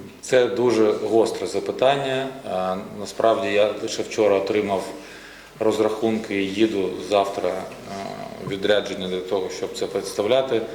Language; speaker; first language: Ukrainian; native; Ukrainian